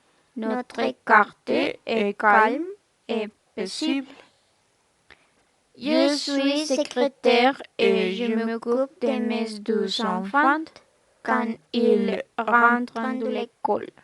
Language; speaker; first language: French; non-native, learner; Spanish